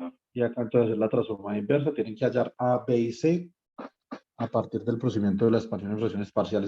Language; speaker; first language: Spanish; native; Spanish